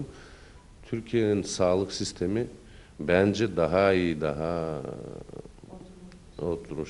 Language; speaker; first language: Turkish; early bilingual, heritage; Turkish